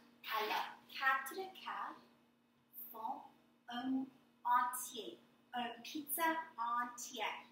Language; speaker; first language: French; non-native, fluent; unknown